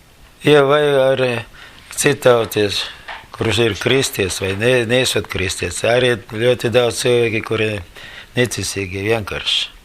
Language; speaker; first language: Latvian; non-native, learner; Russian